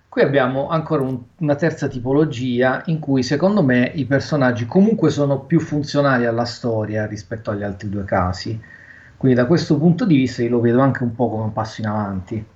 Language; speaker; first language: Italian; native; Italian